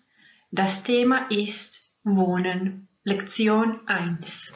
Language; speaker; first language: German; non-native, fluent; Croatian